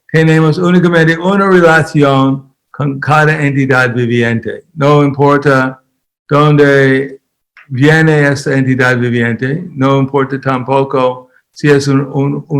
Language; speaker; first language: Spanish; non-native, fluent; English